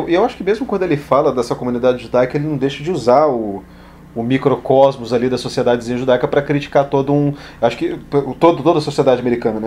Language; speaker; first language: Portuguese; native; Portuguese